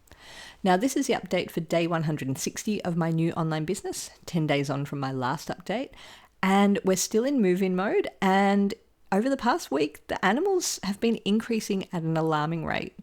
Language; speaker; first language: English; native; English